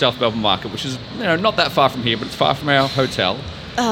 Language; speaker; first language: English; native; English